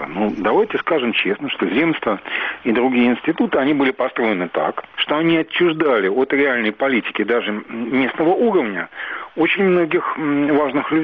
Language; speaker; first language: Russian; native; Russian